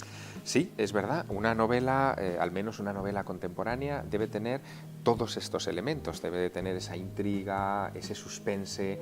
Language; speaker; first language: Spanish; native; Spanish